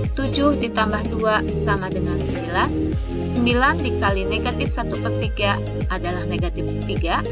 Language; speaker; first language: Indonesian; native; Indonesian